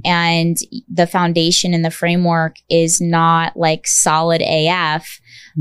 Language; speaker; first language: English; native; English